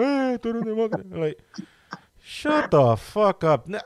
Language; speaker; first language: Spanish; native; Spanish